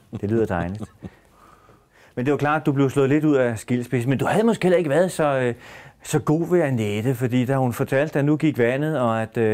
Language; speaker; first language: Danish; native; Danish